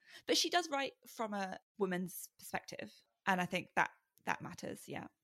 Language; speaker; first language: English; native; English